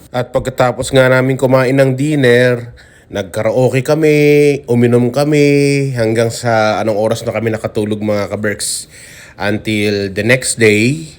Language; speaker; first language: Filipino; native; Filipino